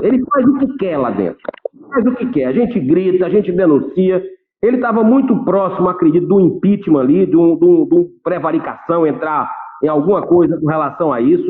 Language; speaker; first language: Portuguese; native; Portuguese